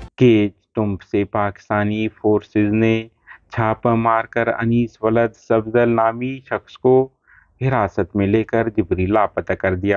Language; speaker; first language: Urdu; non-native, local second language; Baluchi